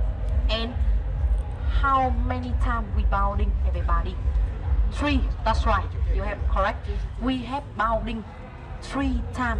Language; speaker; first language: English; non-native, learner; Vietnamese